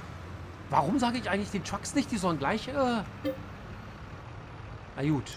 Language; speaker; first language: German; native; German